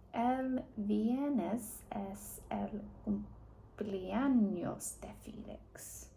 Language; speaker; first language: Spanish; non-native, learner; English